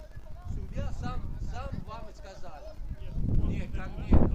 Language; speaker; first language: Russian; early bilingual, heritage; Spanish